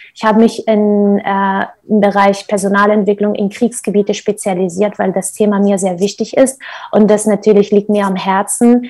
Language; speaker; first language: German; non-native, fluent; Kurdish